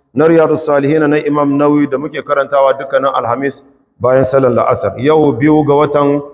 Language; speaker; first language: Hausa; non-native, local second language; Kanuri